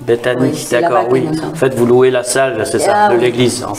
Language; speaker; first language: French; native; French